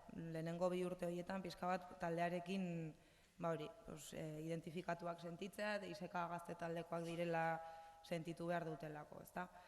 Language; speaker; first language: Basque; non-native, local second language; Spanish